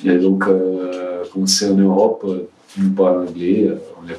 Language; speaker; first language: French; non-native, learner; Portuguese